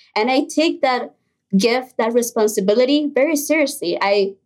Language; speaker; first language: English; early bilingual, other home language; Spanish